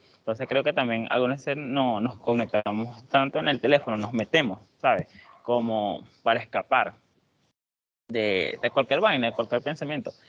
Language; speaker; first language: Spanish; native; Spanish